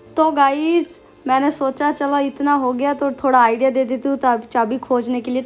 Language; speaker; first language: Hindi; non-native, local second language; Bangla